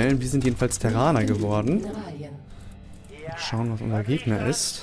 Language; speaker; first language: German; native; German